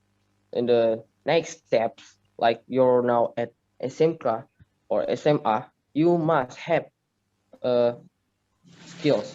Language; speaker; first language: English; non-native, learner; Indonesian